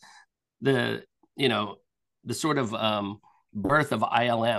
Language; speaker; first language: English; native; English